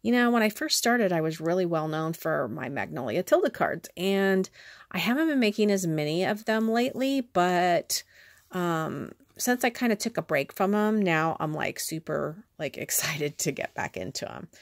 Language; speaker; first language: English; native; English